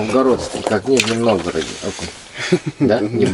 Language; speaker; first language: Russian; native; Russian